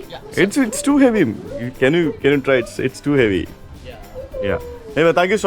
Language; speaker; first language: English; non-native, local second language; Malayalam